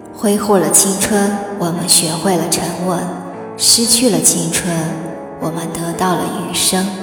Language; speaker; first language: Chinese; native; Chinese